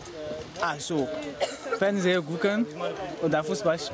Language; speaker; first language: German; non-native, learner; French